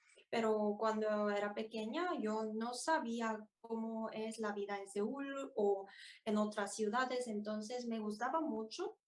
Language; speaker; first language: Spanish; non-native, fluent; Korean